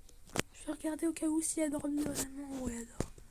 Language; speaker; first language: French; native; French